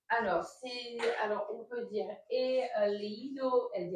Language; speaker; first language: French; native; French